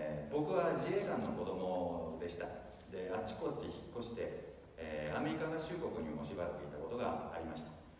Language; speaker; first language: Japanese; native; Japanese